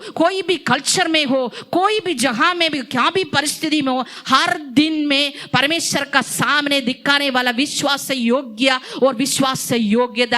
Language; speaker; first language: Hindi; non-native, local second language; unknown